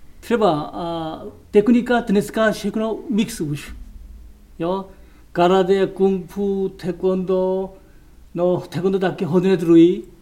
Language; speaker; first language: Czech; non-native, learner; Korean